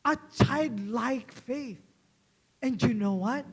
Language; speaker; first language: English; non-native, local second language; Filipino